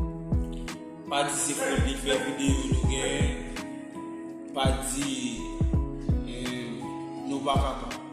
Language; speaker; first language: French; non-native, learner; Haitian Creole